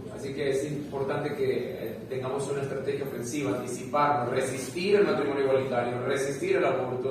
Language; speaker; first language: Spanish; native; Spanish